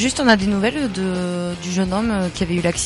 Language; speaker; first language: French; native; French